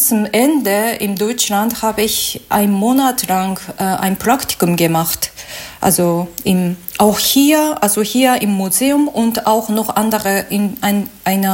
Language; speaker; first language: German; non-native, learner; Japanese